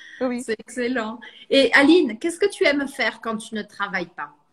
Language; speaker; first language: French; non-native, fluent; Portuguese